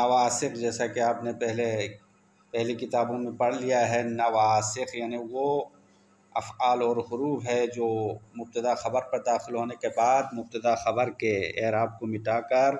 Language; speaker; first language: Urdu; non-native, local second language; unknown